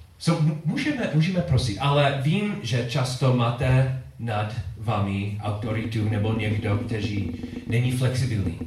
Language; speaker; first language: Czech; non-native, learner; English